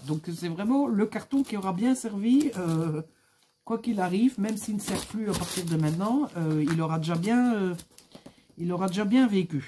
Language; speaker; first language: French; native; French